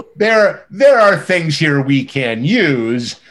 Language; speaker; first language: English; native; English